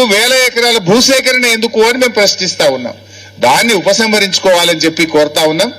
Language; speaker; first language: Telugu; native; Telugu